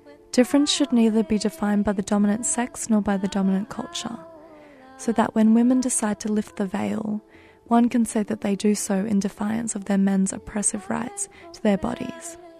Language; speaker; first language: English; native; English